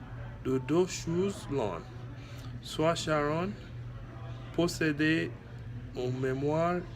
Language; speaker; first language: French; non-native, learner; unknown